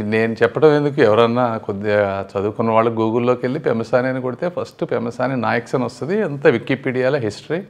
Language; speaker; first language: Telugu; native; Telugu